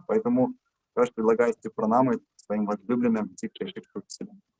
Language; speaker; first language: Russian; native; Russian